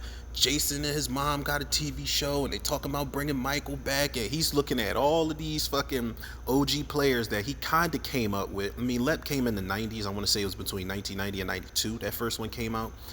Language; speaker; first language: English; native; English